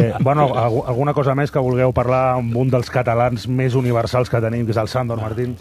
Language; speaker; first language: Catalan; native; Catalan